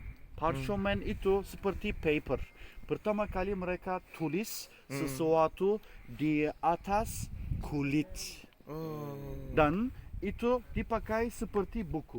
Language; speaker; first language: Indonesian; non-native, fluent; Turkish